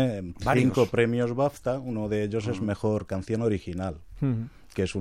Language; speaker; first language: Spanish; non-native, fluent; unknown